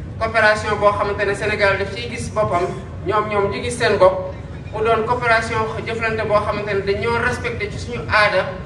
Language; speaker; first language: Wolof; non-native, local second language; Serer